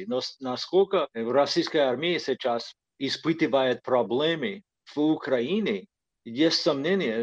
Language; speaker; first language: Russian; non-native, fluent; English